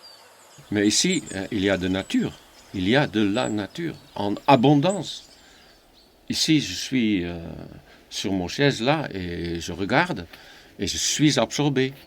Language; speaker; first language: French; non-native, fluent; Dutch